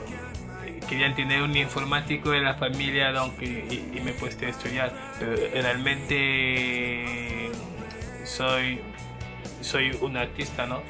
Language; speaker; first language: Spanish; non-native, fluent; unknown